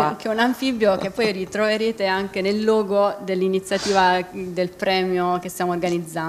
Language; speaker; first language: Italian; native; Italian